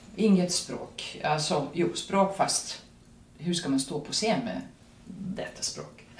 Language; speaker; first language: Swedish; non-native, fluent; Serbian